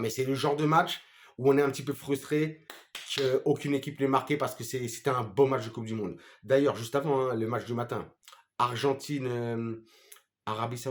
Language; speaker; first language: French; native; French